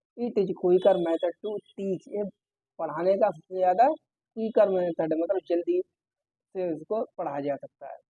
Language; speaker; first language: Hindi; native; Hindi